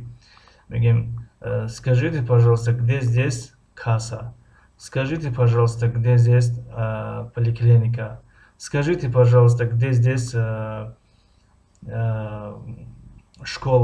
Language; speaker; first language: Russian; non-native, fluent; Tajik